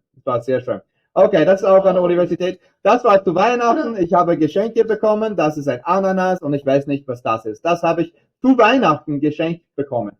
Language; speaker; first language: German; non-native, fluent; English